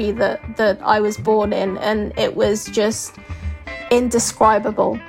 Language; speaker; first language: English; early bilingual, other home language; Yoruba